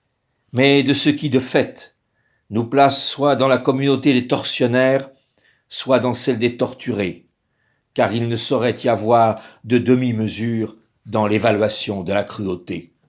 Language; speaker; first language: French; native; French